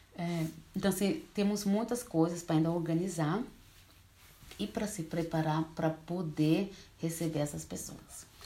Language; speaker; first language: Portuguese; early bilingual, heritage; Portuguese